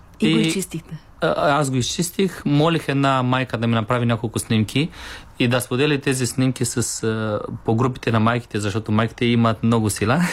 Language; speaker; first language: Bulgarian; non-native, learner; Romanian